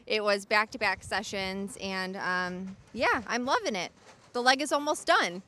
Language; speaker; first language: English; native; English